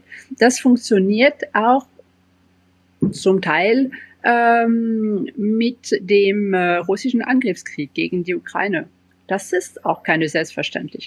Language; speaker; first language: German; non-native, fluent; French